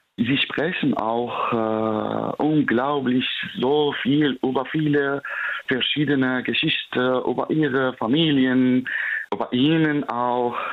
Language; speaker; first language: German; non-native, fluent; Arabic